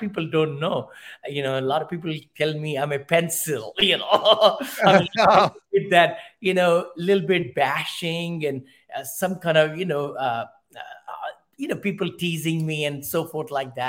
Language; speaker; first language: English; non-native, local second language; Hindi